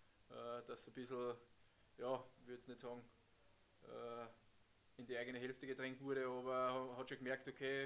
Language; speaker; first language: German; native; German